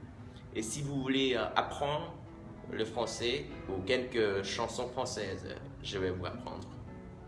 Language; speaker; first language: French; non-native, fluent; Vietnamese